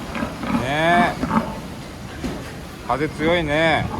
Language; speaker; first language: Japanese; native; Japanese